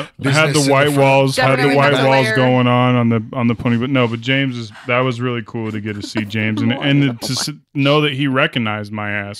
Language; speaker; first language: English; native; English